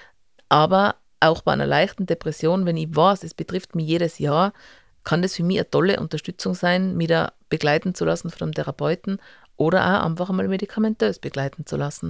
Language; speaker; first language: German; native; German